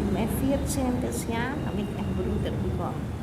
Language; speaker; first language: German; early bilingual, heritage; German